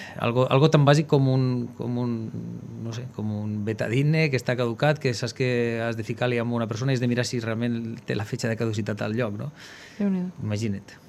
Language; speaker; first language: Catalan; native; Catalan